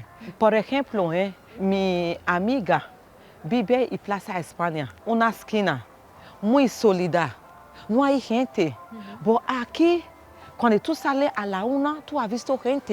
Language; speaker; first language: Spanish; non-native, learner; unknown